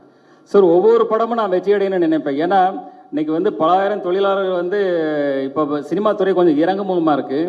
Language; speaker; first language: Tamil; native; Tamil